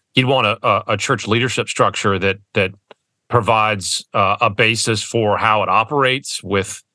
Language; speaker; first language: English; early bilingual, other home language; German